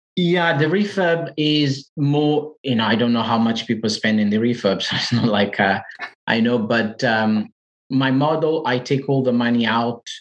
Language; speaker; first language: English; non-native, fluent; Portuguese